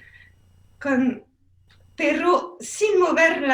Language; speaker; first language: Spanish; non-native, learner; French